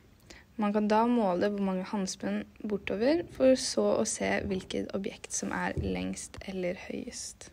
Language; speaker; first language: Norwegian; native; Norwegian